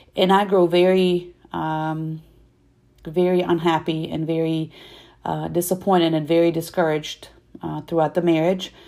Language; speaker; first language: English; non-native, fluent; Russian